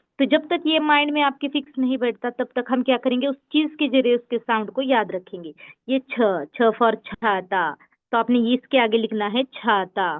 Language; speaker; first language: Hindi; native; Hindi